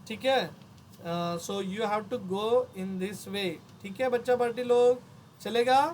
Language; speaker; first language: Hindi; non-native, local second language; Marathi